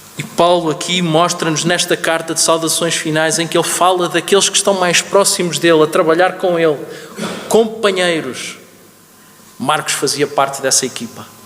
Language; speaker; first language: Portuguese; native; Portuguese